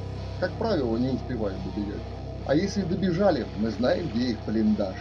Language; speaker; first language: Russian; native; Russian